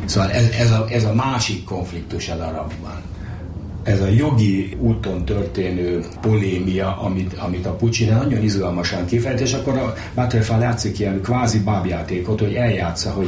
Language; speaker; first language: Hungarian; native; Hungarian